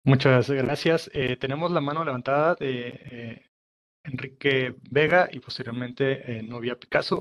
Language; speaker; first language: Spanish; native; Spanish